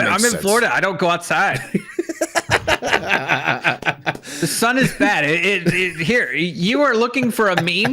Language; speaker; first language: English; native; English